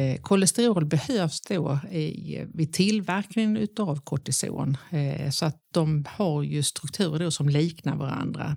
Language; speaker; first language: Swedish; native; Swedish